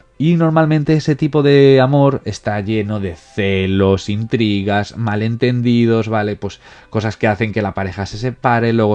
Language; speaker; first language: Spanish; native; Spanish